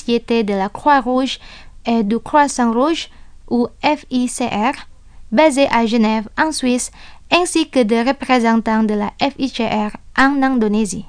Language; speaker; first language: French; non-native, fluent; Indonesian